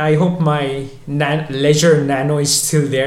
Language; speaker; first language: English; non-native, local second language; Bangla